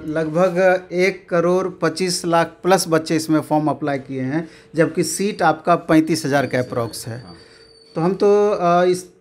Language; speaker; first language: Hindi; native; Hindi